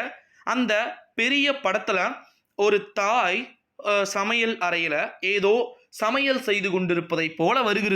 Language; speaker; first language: Tamil; native; Tamil